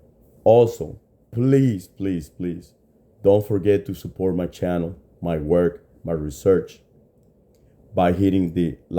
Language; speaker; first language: English; non-native, fluent; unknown